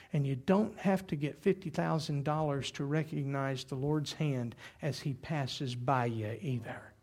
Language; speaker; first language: English; native; English